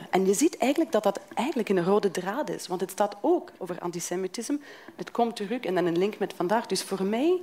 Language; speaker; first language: Dutch; non-native, fluent; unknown